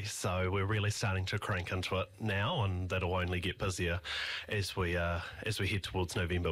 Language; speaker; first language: English; native; English